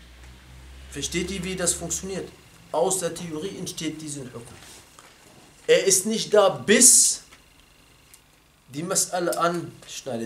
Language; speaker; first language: German; non-native, fluent; Arabic